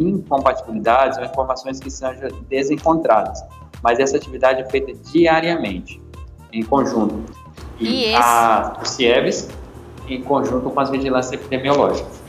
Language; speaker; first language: Portuguese; native; Portuguese